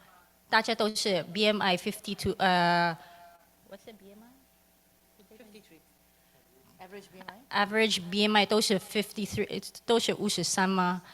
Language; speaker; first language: Chinese; non-native, learner; English